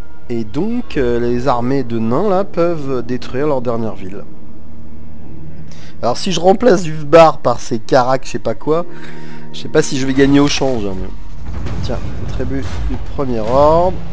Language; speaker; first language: French; native; French